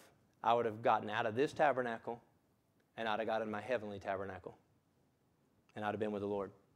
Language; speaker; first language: English; native; English